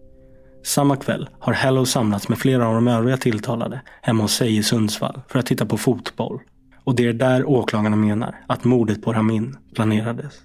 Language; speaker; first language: Swedish; native; Swedish